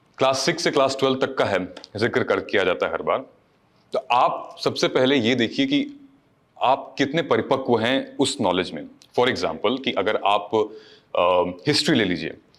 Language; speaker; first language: Hindi; native; Hindi